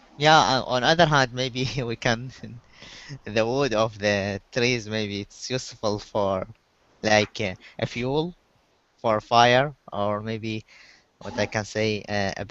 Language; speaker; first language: English; non-native, learner; Arabic